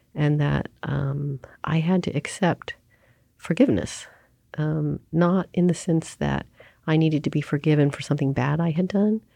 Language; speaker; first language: English; native; English